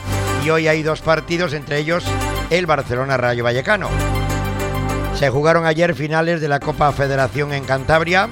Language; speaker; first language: Spanish; native; Spanish